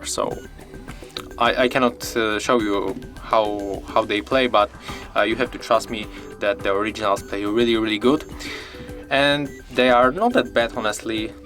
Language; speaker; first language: English; non-native, fluent; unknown